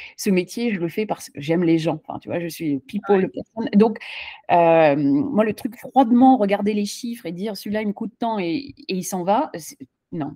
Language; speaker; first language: French; native; French